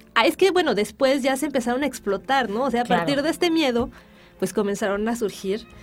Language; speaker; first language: Spanish; native; Spanish